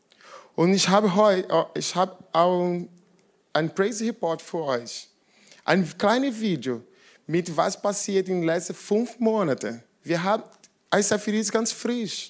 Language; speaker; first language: German; non-native, learner; Portuguese